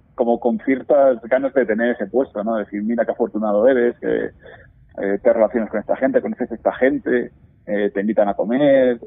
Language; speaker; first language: Spanish; native; Spanish